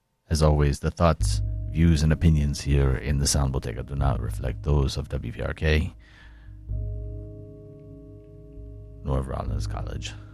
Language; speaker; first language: English; native; English